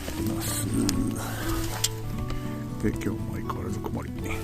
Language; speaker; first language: Japanese; native; Japanese